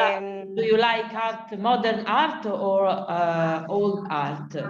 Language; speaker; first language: English; non-native, learner; Italian